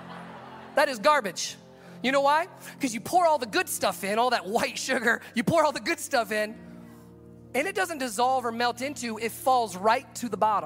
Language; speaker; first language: English; native; English